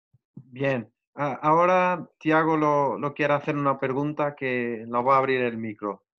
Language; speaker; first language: Spanish; non-native, learner; Portuguese